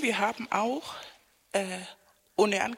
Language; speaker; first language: German; non-native, fluent; Spanish